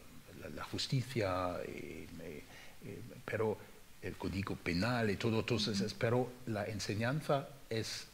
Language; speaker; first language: Spanish; non-native, fluent; German